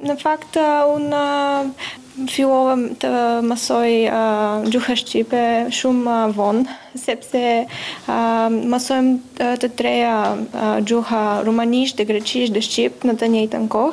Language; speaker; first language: Albanian; non-native, learner; Bulgarian